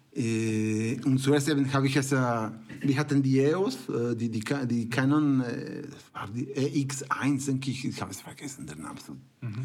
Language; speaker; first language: German; non-native, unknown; Spanish